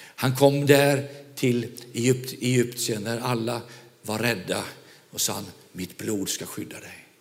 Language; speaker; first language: Swedish; native; Swedish